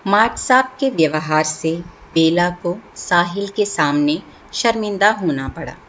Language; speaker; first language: Hindi; non-native, local second language; Malayalam